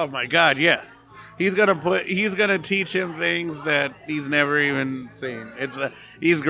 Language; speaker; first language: English; native; English